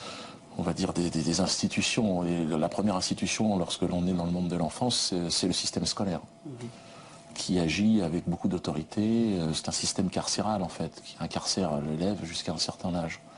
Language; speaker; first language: French; native; French